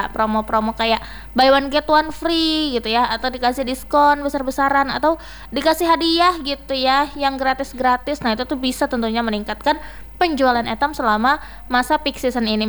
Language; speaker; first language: Indonesian; native; Indonesian